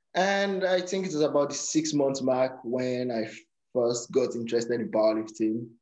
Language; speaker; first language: English; non-native, local second language; Yoruba